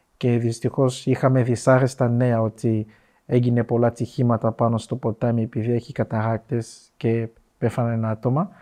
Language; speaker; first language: Greek; non-native, fluent; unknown